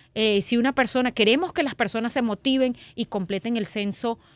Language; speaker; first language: Spanish; native; Spanish